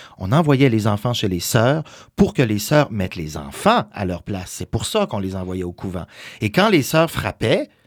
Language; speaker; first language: French; native; French